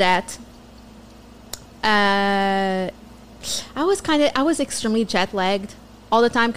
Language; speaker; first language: English; non-native, fluent; Portuguese